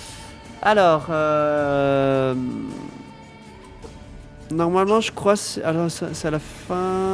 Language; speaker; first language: French; native; French